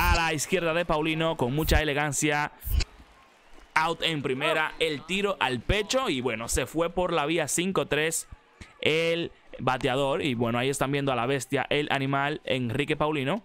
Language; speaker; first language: Spanish; native; Spanish